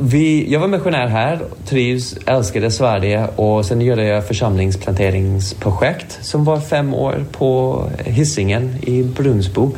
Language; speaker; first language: Swedish; non-native, fluent; English